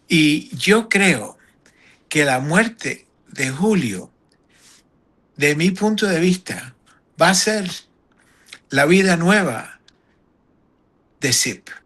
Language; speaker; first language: Spanish; non-native, fluent; English